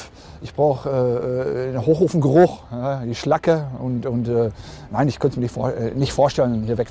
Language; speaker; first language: German; native; German